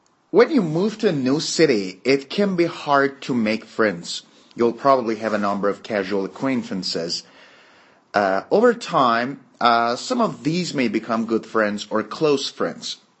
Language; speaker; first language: English; non-native, fluent; Persian